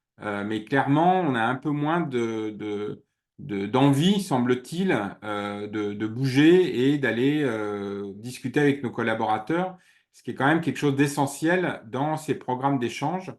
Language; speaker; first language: French; native; French